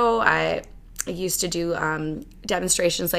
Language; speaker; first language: English; native; English